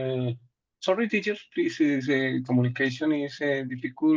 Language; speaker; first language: English; non-native, learner; Spanish